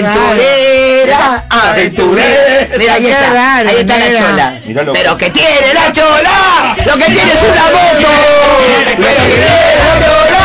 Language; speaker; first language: Spanish; native; Spanish